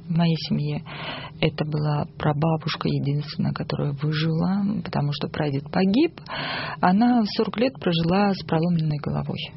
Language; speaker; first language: Russian; non-native, local second language; Armenian